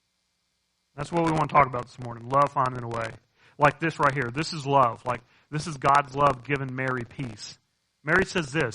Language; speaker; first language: English; native; English